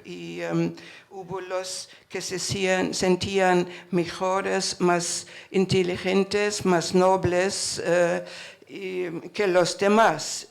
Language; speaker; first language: Spanish; non-native, fluent; German